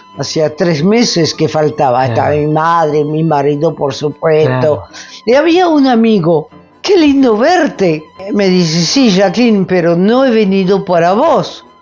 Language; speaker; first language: Spanish; non-native, fluent; French